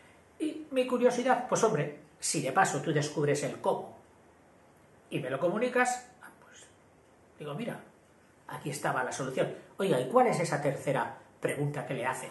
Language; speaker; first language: Spanish; native; Spanish